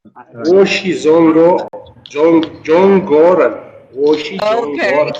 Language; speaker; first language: Chinese; non-native, learner; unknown